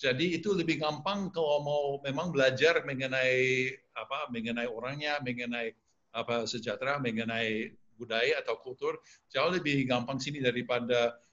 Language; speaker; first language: Indonesian; non-native, fluent; English